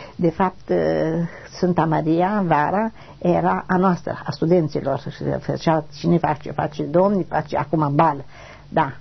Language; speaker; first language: Romanian; non-native, local second language; German